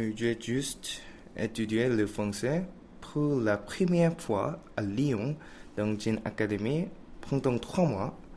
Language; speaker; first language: French; non-native, learner; Korean